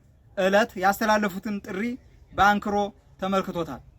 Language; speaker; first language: Amharic; native; Amharic